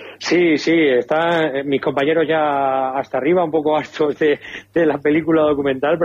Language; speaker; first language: Spanish; native; Spanish